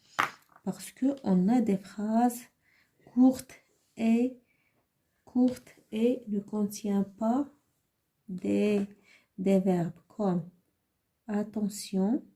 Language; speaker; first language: French; non-native, learner; Arabic